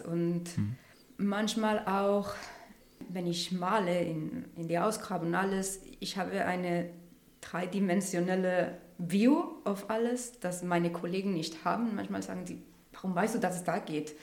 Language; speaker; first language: German; non-native, learner; Spanish